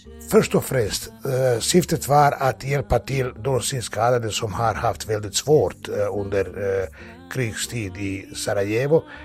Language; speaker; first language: Swedish; non-native, fluent; Bosnian